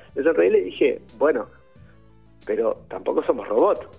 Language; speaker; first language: Spanish; native; Spanish